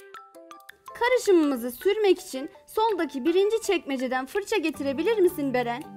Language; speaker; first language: Turkish; native; Turkish